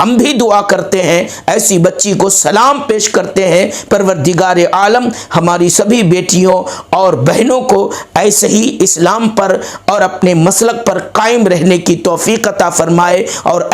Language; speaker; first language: Urdu; native; Urdu